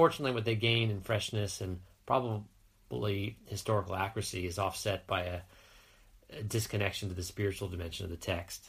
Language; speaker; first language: English; native; English